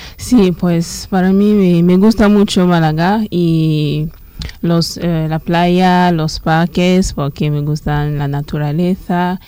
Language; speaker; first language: Spanish; non-native, learner; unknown